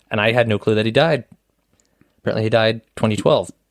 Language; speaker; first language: English; native; English